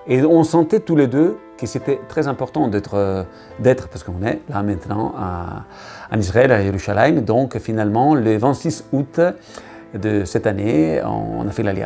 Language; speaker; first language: French; non-native, learner; Italian